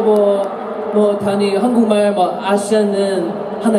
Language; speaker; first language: Korean; non-native, fluent; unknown